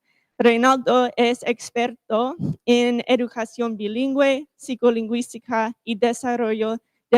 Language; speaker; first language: Spanish; non-native, fluent; English